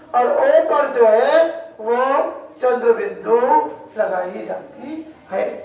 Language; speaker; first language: Hindi; non-native, local second language; Urdu